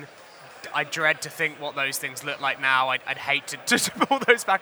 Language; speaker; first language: English; native; English